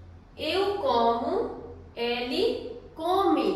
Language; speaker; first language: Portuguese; non-native, fluent; Hindi